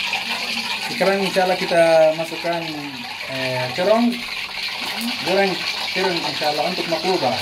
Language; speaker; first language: Indonesian; non-native, learner; Arabic